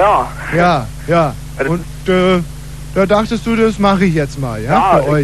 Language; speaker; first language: German; native; German